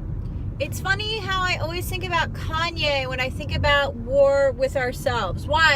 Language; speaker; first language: English; native; English